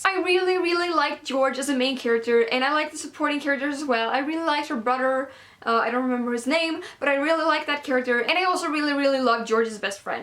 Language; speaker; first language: English; non-native, fluent; Swedish